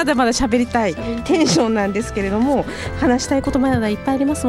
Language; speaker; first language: Japanese; native; Japanese